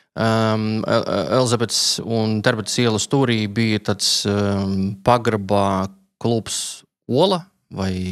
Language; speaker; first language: Latvian; non-native, local second language; Russian